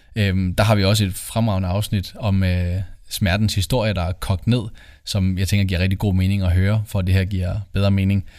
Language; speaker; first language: Danish; native; Danish